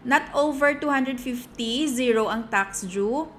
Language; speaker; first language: Filipino; native; Filipino